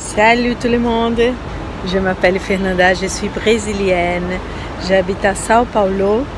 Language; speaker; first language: French; non-native, learner; Portuguese